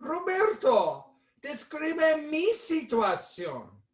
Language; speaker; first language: Spanish; non-native, fluent; English